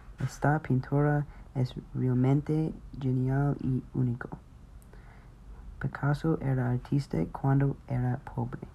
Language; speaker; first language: Spanish; non-native, learner; English